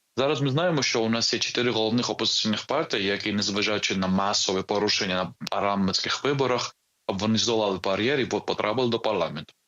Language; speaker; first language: Ukrainian; non-native, fluent; Georgian